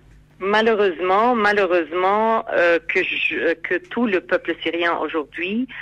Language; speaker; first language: French; non-native, fluent; Arabic